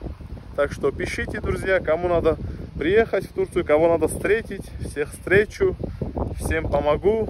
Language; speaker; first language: Russian; non-native, local second language; Turkish